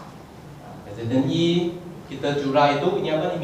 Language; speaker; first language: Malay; non-native, local second language; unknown